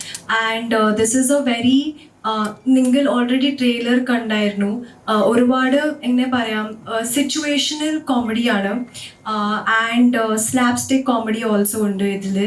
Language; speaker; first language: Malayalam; non-native, learner; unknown